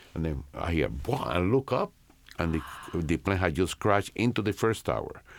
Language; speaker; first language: English; non-native, fluent; Spanish